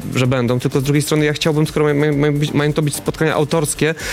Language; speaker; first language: Polish; native; Polish